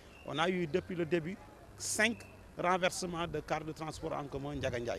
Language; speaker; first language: French; non-native, local second language; Wolof